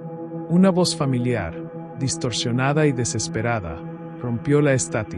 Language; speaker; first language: Spanish; native; Spanish